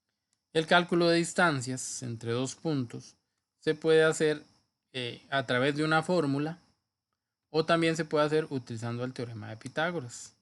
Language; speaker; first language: Spanish; native; Spanish